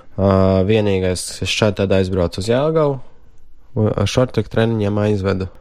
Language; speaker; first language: Latvian; native; Latvian